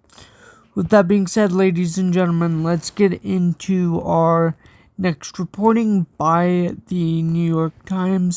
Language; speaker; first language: English; native; English